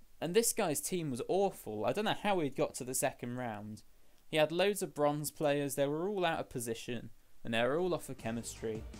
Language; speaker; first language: English; native; English